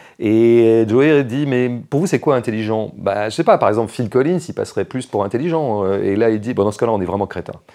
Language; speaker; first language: French; native; French